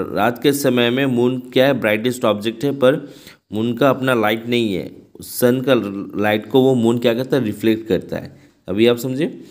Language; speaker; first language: Hindi; non-native, local second language; Bangla